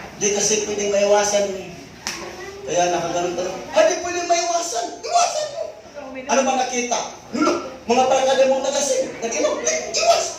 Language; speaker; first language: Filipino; non-native, local second language; Cebuano